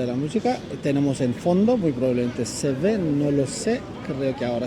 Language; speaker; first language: Spanish; non-native, learner; Turkish